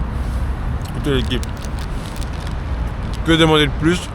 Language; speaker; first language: French; native; French